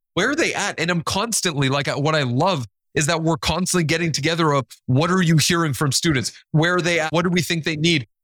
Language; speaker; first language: English; non-native, fluent; Spanish